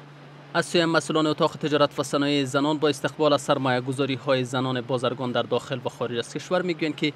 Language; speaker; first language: Persian; native; Persian